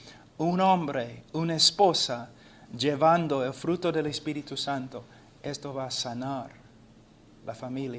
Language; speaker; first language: Spanish; non-native, fluent; English